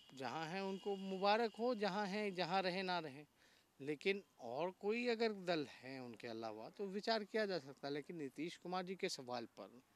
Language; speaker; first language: Hindi; native; Hindi